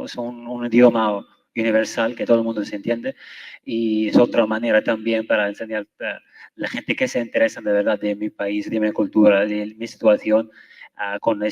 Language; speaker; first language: Spanish; non-native, fluent; Arabic